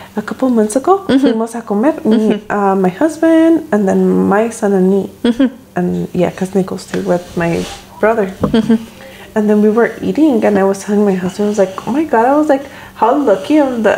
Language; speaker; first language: English; early bilingual, other home language; Spanish